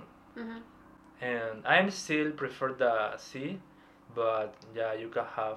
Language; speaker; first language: English; non-native, fluent; Spanish